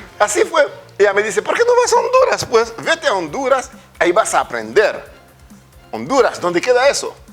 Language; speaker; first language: Spanish; non-native, fluent; French